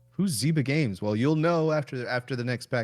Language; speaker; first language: English; native; English